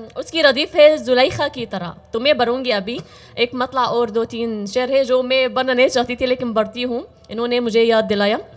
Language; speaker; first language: Urdu; non-native, fluent; Arabic